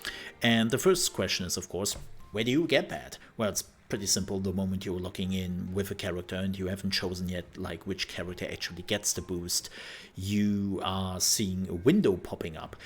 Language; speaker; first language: English; non-native, fluent; German